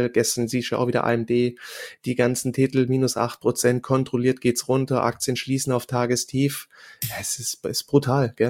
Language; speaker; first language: German; native; German